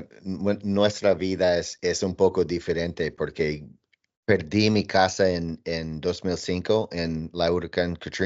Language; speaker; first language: Spanish; non-native, learner; English